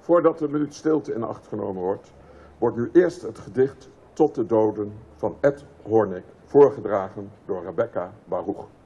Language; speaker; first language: Dutch; native; Dutch